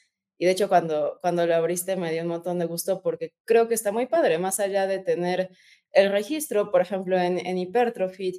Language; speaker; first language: Spanish; native; Spanish